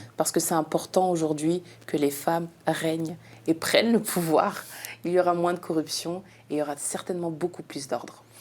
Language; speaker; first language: French; native; French